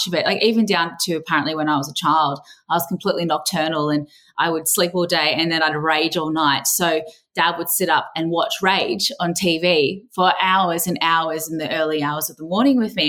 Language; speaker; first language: English; native; English